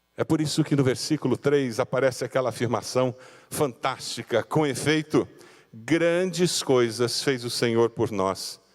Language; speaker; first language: Portuguese; native; Portuguese